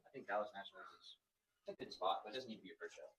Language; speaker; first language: English; native; English